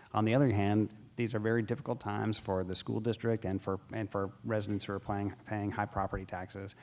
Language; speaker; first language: English; native; English